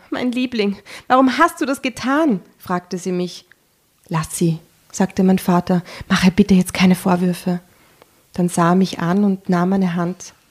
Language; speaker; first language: German; early bilingual, other home language; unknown